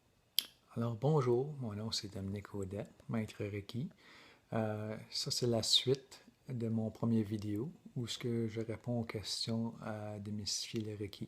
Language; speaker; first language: French; native; French